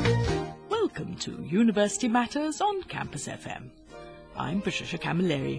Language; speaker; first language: English; non-native, local second language; Maltese